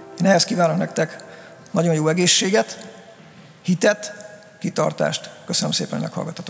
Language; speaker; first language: Hungarian; native; Hungarian